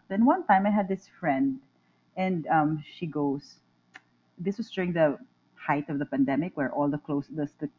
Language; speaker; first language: English; non-native, local second language; Filipino